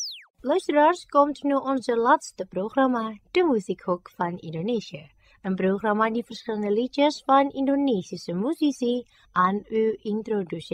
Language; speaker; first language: Dutch; non-native, fluent; Indonesian